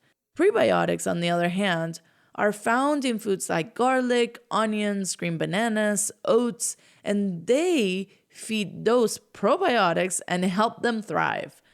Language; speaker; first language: English; non-native, fluent; Spanish